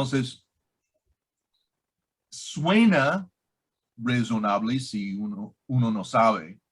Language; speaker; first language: Spanish; non-native, fluent; English